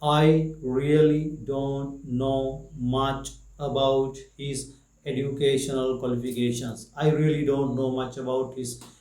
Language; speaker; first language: English; non-native, local second language; Sinhala